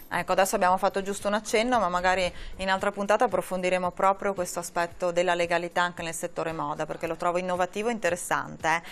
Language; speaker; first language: Italian; native; Italian